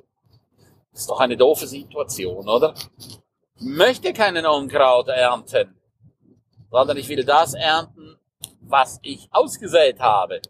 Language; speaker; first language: German; non-native, local second language; Romansh